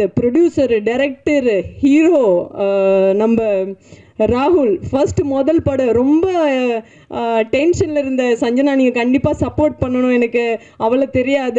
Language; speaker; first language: Tamil; non-native, fluent; Punjabi